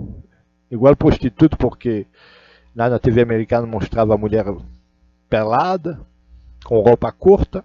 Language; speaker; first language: Portuguese; non-native, learner; Russian